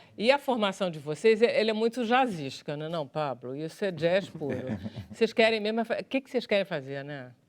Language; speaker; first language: Portuguese; native; Portuguese